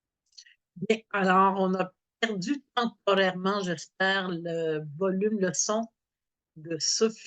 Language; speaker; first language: French; native; French